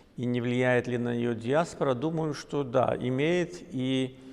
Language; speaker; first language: Russian; non-native, local second language; Azerbaijani